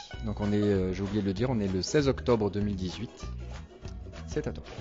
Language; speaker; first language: French; native; French